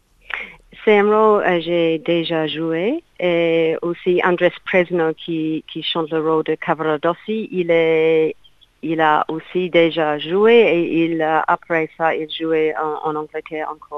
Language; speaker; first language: French; non-native, learner; English